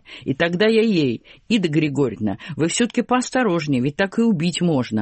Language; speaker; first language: Russian; native; Russian